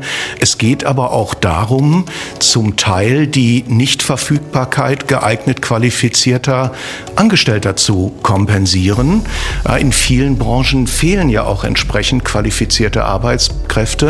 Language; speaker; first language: German; native; German